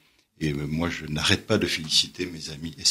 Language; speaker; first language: French; native; French